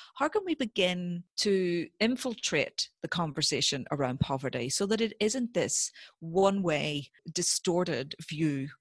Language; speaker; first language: English; native; English